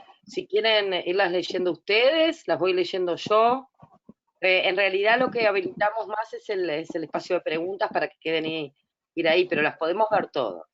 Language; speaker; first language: Spanish; native; Spanish